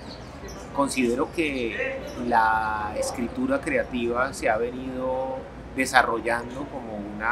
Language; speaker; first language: Spanish; native; Spanish